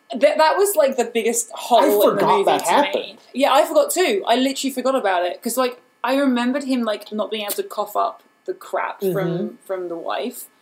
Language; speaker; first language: English; native; English